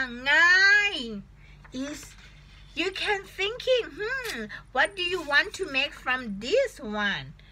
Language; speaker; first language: English; non-native, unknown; Thai